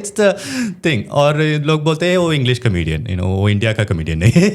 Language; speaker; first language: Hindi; non-native, local second language; Tamil